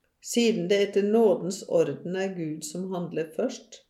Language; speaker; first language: Norwegian; native; Norwegian